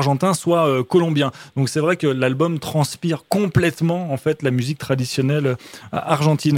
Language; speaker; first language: French; native; French